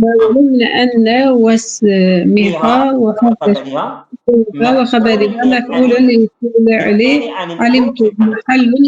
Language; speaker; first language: Arabic; non-native, learner; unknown